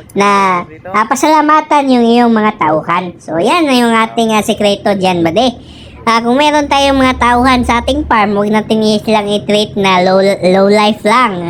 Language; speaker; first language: Filipino; non-native, local second language; Cebuano